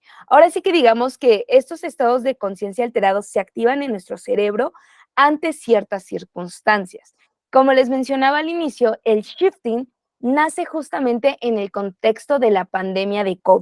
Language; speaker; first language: Spanish; native; Spanish